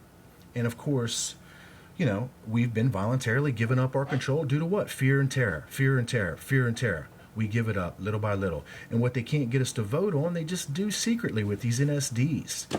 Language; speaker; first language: English; native; English